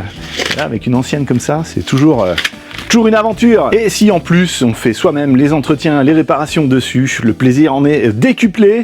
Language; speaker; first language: French; native; French